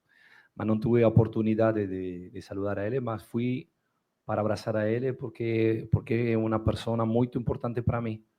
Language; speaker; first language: Portuguese; non-native, fluent; Spanish